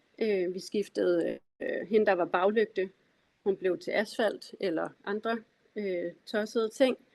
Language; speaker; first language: Danish; native; Danish